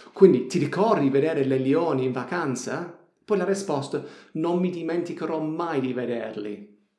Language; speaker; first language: Italian; non-native, fluent; English